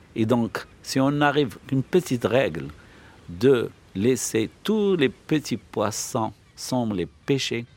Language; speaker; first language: French; non-native, local second language; Arabic